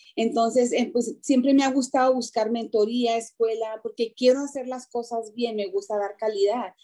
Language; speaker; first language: Spanish; native; Spanish